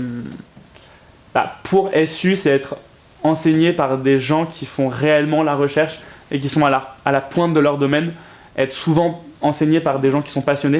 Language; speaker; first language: French; native; French